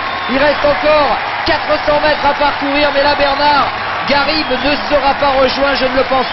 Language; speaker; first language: French; native; French